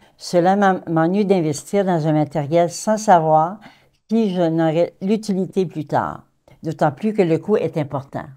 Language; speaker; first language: French; native; French